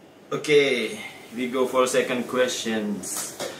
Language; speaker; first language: English; non-native, learner; Indonesian